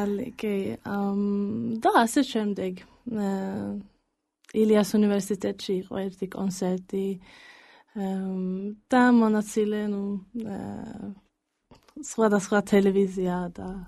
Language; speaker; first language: Georgian; early bilingual, heritage; Georgian